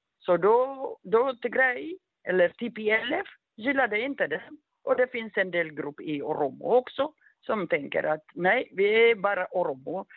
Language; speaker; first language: Swedish; non-native, fluent; Amharic